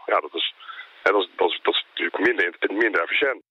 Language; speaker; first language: Dutch; native; Dutch